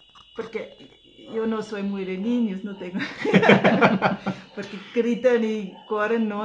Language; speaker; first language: Spanish; non-native, fluent; German